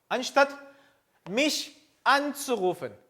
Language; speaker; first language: German; non-native, fluent; Korean